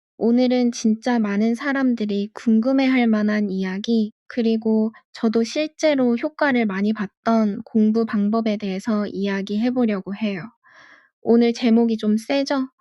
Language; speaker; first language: Korean; non-native, fluent; Arabic